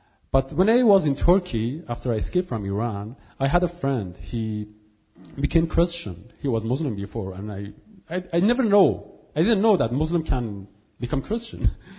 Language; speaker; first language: English; non-native, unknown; Kurdish